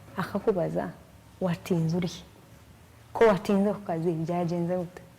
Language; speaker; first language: Kinyarwanda; early bilingual, heritage; Kinyarwanda